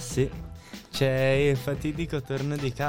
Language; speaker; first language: Italian; native; Italian